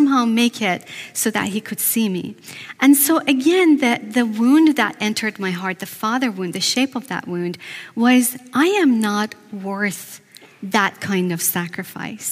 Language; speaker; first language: English; non-native, fluent; Persian